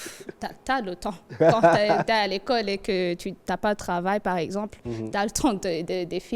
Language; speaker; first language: French; non-native, local second language; Rundi